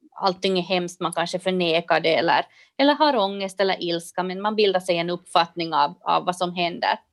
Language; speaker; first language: Swedish; native; Swedish